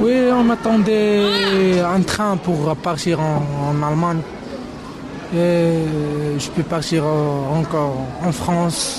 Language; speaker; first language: French; non-native, learner; Arabic